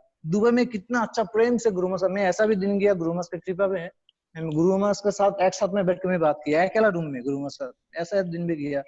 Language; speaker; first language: Hindi; non-native, learner; Bangla